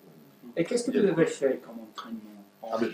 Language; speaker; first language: French; non-native, learner; English